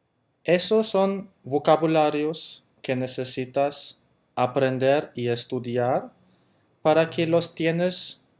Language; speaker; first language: Spanish; non-native, fluent; German